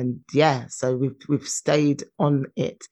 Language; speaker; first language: English; native; English